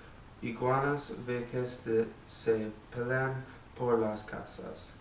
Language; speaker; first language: Spanish; non-native, learner; English